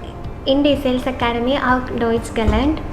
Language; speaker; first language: German; non-native, learner; Malayalam